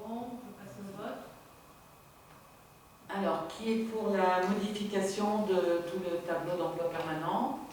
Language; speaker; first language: French; native; French